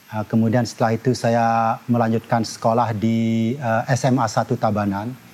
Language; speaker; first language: Indonesian; non-native, local second language; Balinese